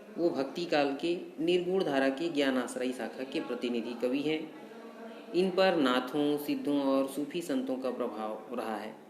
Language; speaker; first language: Hindi; native; Hindi